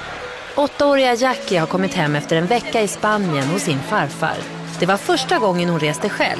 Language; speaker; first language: Swedish; native; Swedish